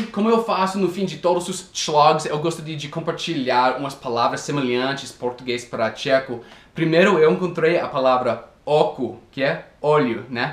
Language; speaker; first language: Portuguese; non-native, fluent; English